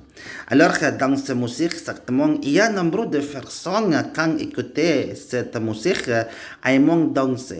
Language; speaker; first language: French; non-native, learner; Indonesian